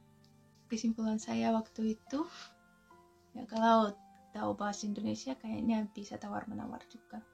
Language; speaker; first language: Indonesian; non-native, fluent; Russian